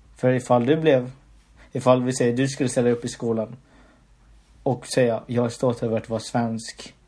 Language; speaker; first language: Swedish; early bilingual, other home language; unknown